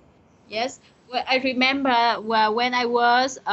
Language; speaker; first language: English; non-native, learner; Vietnamese